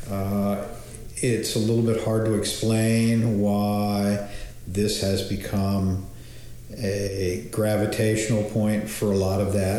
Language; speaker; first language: English; native; English